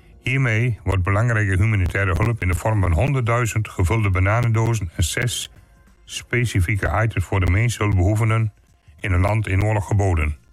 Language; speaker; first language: Dutch; native; Dutch